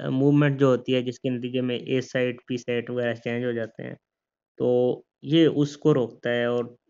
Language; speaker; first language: Hindi; native; Hindi